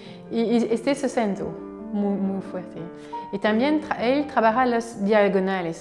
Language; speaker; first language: Spanish; non-native, fluent; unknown